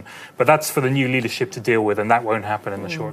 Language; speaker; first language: English; native; English